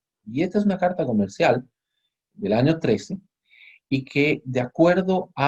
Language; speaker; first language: Spanish; native; Spanish